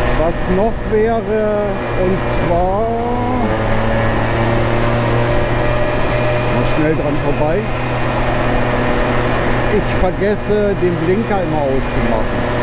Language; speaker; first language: German; native; German